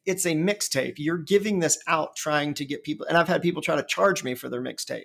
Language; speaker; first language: English; native; English